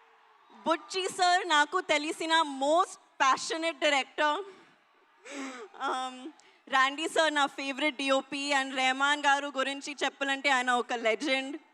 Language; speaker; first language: Telugu; non-native, local second language; Hindi